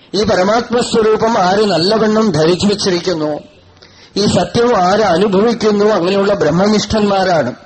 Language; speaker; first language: Malayalam; non-native, local second language; Tamil